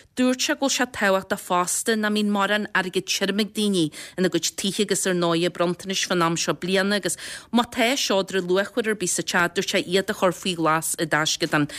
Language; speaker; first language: Irish; native; Irish